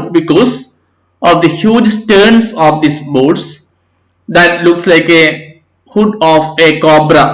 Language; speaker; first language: English; non-native, local second language; Malayalam